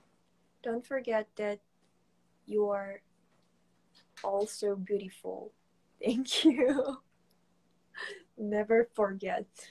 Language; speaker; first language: English; non-native, learner; Korean